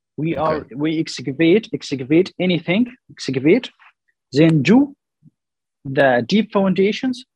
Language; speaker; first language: English; non-native, learner; Arabic